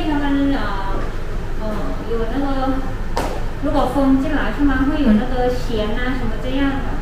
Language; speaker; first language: Chinese; non-native, learner; Thai